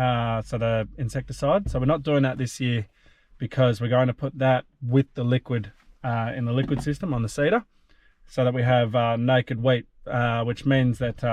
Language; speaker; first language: English; native; English